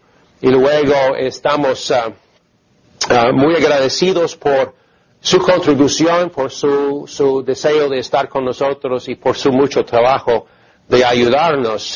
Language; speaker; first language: Spanish; non-native, fluent; English